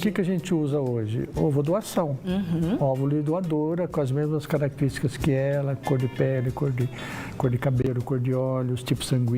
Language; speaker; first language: Portuguese; native; Portuguese